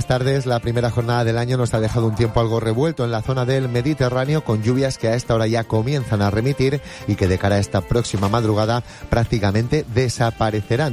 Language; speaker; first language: Spanish; native; Spanish